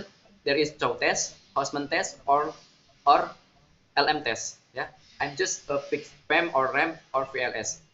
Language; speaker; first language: English; non-native, learner; Indonesian